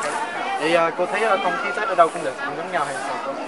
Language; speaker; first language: Vietnamese; early bilingual, heritage; Vietnamese